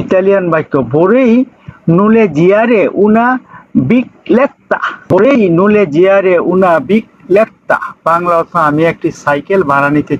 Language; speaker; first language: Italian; non-native, learner; Bangla